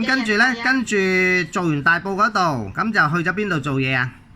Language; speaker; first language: Cantonese; native; Cantonese